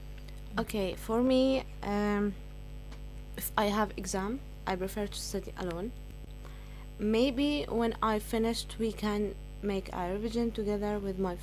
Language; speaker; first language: English; non-native, learner; Arabic